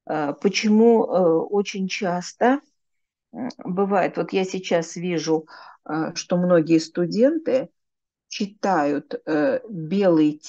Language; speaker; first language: Russian; native; Russian